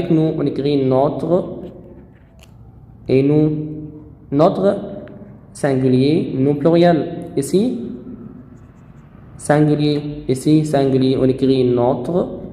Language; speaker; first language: French; non-native, fluent; Arabic